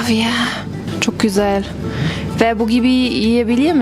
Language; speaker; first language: Turkish; non-native, learner; German